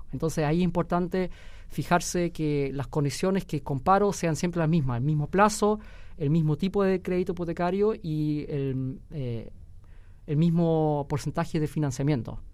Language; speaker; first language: Spanish; early bilingual, heritage; Spanish